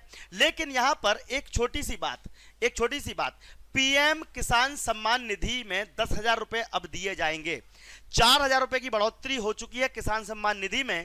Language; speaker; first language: Hindi; native; Hindi